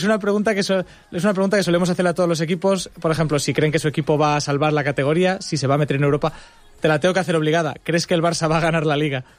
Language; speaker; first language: Spanish; native; Spanish